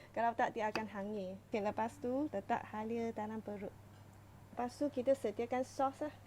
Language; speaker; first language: Malay; non-native, local second language; Chinese